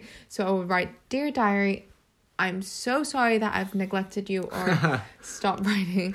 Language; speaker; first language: English; non-native, local second language; Cantonese